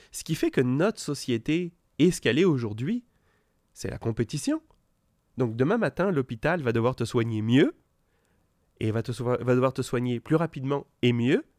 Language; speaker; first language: French; native; French